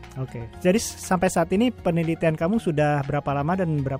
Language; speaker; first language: Indonesian; native; Indonesian